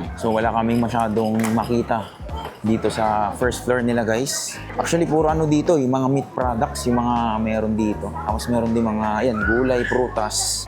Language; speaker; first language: Filipino; native; Filipino